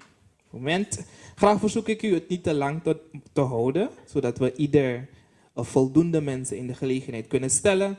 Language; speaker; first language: Dutch; native; Dutch